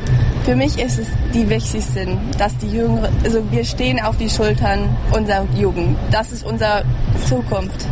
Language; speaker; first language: German; early bilingual, heritage; German